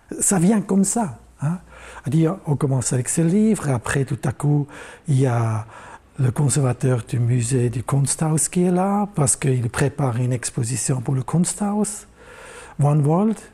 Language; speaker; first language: French; non-native, local second language; German